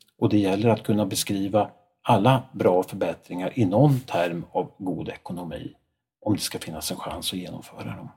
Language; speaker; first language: Swedish; native; Swedish